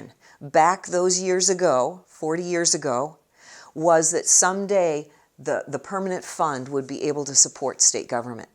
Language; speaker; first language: English; native; English